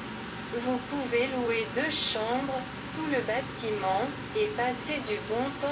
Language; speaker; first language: French; non-native, local second language; Haitian Creole